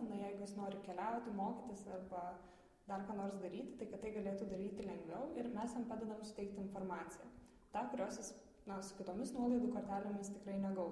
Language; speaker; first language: Lithuanian; native; Lithuanian